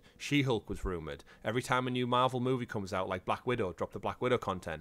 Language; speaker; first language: English; native; English